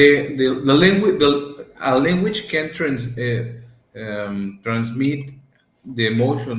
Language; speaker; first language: English; non-native, learner; Spanish